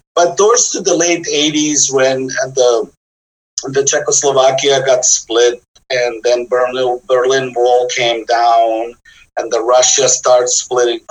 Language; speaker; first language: English; non-native, fluent; Bosnian